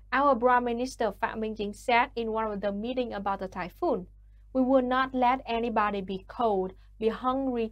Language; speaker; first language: English; non-native, fluent; Vietnamese